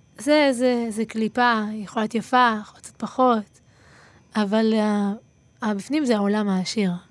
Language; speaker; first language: Hebrew; native; Hebrew